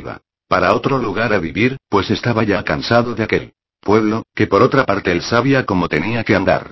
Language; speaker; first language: Spanish; native; Spanish